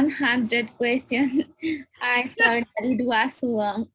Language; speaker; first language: English; non-native, learner; Spanish